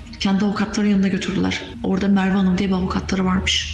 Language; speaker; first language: Turkish; native; Turkish